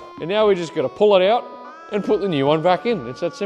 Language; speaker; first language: English; native; English